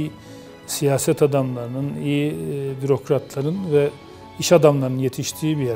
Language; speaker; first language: Turkish; native; Turkish